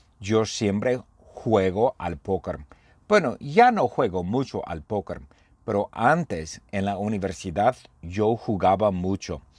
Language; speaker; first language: Spanish; non-native, fluent; English